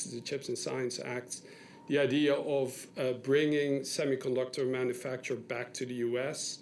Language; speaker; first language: English; non-native, fluent; Dutch